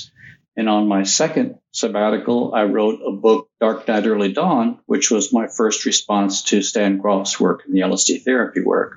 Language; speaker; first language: English; native; English